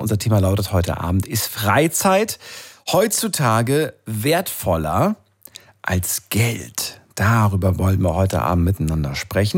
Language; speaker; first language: German; native; German